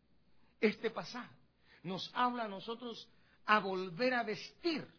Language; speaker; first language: Spanish; native; Spanish